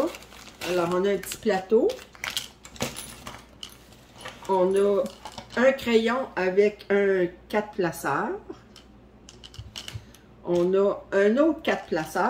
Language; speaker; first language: French; native; French